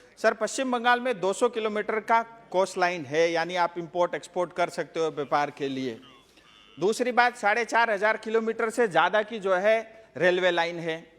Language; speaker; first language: Hindi; non-native, local second language; Nepali